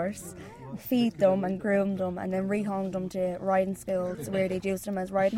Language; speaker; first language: English; native; English